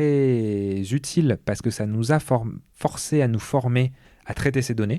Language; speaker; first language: French; native; French